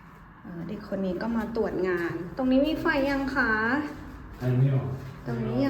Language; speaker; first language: Thai; native; Thai